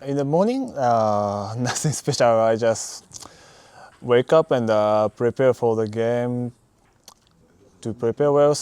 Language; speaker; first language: English; non-native, learner; Japanese